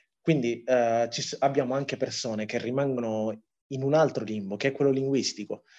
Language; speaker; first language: Italian; early bilingual, other home language; Tigrinya